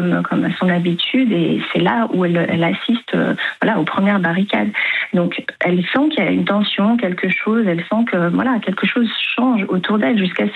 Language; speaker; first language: French; native; French